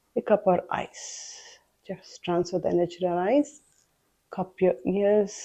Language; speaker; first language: English; non-native, local second language; Telugu